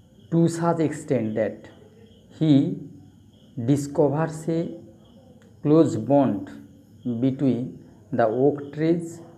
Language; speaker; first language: English; non-native, local second language; Bangla